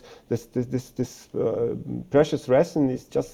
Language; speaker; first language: English; non-native, fluent; Polish